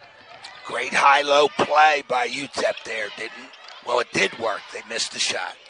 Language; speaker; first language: English; native; English